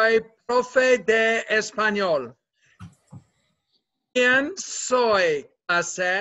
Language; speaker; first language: Spanish; non-native, fluent; English